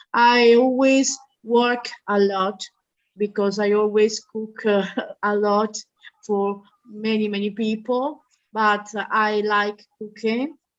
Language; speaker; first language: English; non-native, learner; Italian